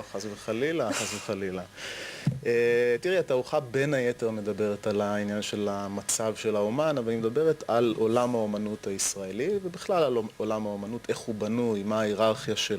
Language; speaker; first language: Hebrew; native; Hebrew